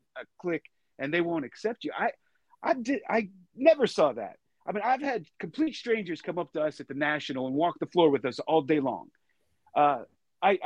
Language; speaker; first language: English; native; English